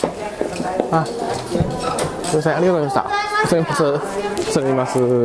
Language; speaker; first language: Japanese; native; Japanese